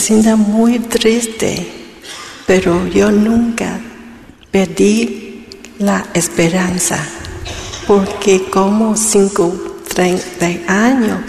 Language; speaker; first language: Spanish; non-native, learner; Vietnamese